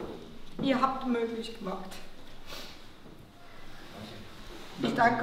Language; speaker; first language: German; non-native, learner; Romanian